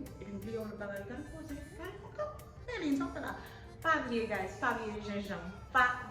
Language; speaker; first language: French; non-native, learner; Haitian Creole